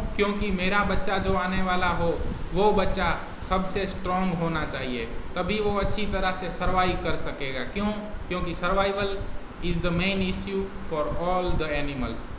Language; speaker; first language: Hindi; non-native, local second language; Gujarati